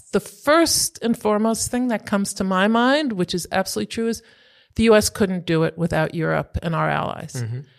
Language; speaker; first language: English; native; English